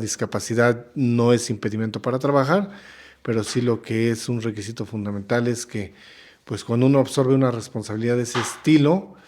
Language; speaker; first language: Spanish; native; Spanish